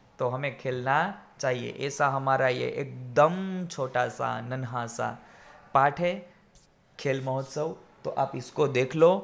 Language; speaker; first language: Hindi; non-native, local second language; Gujarati